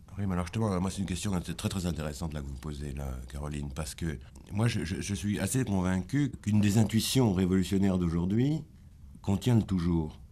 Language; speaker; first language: French; native; French